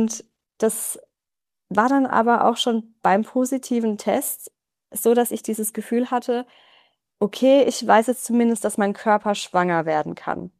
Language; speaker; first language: German; native; German